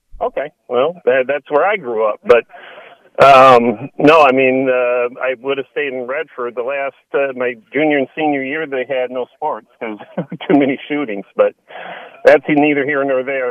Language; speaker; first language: English; native; English